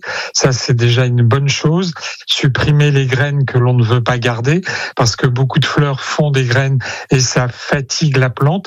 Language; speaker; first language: French; native; French